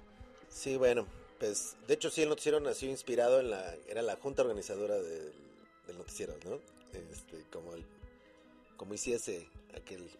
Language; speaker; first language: Spanish; native; Spanish